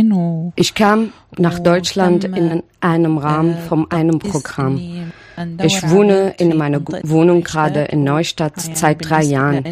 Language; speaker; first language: German; non-native, learner; Arabic